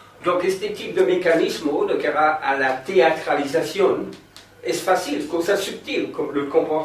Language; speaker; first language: Spanish; non-native, fluent; French